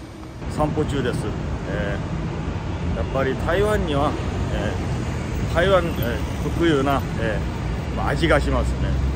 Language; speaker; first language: Japanese; non-native, fluent; Korean